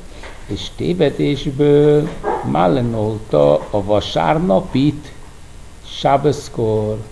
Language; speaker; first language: Hungarian; non-native, fluent; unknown